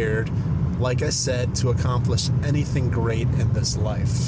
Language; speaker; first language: English; native; English